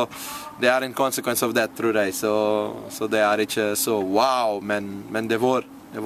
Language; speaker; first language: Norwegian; non-native, learner; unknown